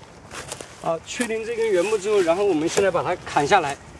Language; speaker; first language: Chinese; native; Chinese